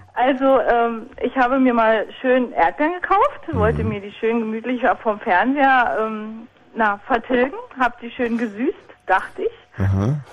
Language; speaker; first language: German; non-native, fluent; Polish